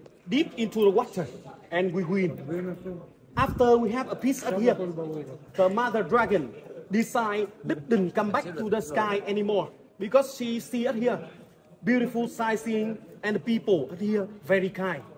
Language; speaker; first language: English; non-native, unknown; Vietnamese